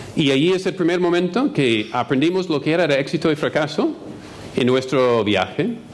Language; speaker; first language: Spanish; non-native, fluent; English